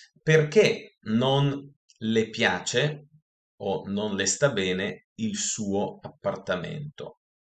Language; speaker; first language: Italian; non-native, fluent; Russian